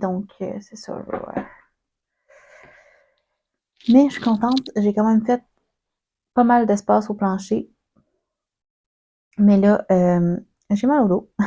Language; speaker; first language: French; native; French